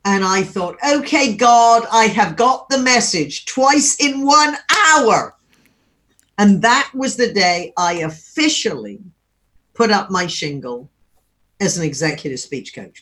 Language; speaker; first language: English; native; English